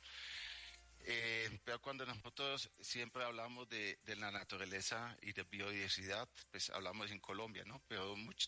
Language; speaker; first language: Spanish; native; Spanish